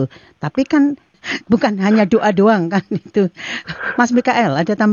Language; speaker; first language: Indonesian; native; Indonesian